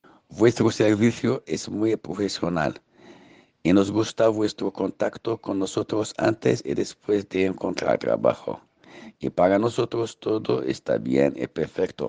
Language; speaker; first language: Spanish; non-native, fluent; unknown